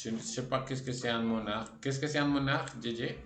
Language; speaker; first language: French; non-native, fluent; Spanish